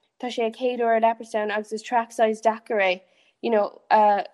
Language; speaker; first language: Irish; non-native, local second language; English